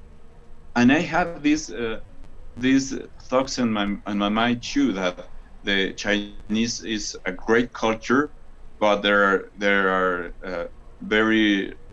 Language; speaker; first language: English; non-native, learner; Spanish